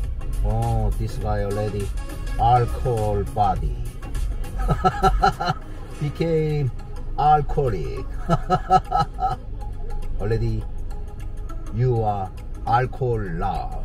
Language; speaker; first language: English; non-native, learner; Korean